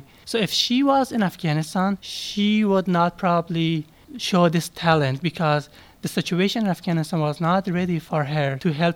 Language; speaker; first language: English; non-native, fluent; Persian